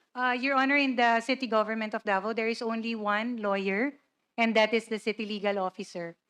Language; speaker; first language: English; non-native, local second language; Cebuano